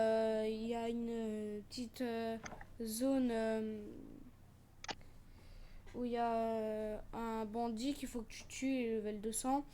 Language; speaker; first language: French; native; French